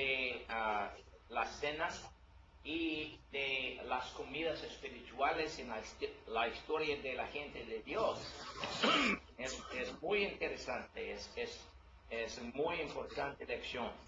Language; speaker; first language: Spanish; non-native, learner; English